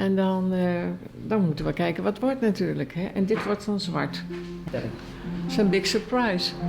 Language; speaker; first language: Dutch; native; Dutch